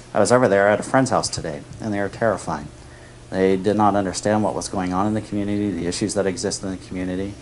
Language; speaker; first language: English; native; English